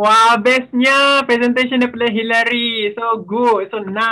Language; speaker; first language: Malay; native; Malay